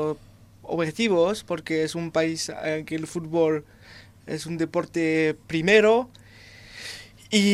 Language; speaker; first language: Spanish; non-native, fluent; French